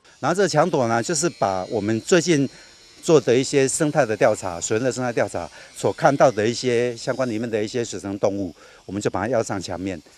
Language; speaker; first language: Chinese; native; Chinese